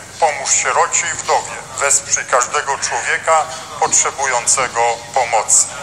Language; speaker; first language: Polish; native; Polish